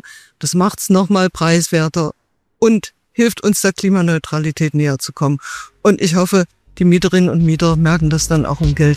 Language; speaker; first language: German; native; German